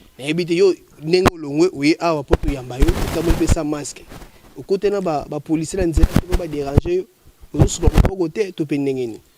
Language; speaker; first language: Lingala; native; Lingala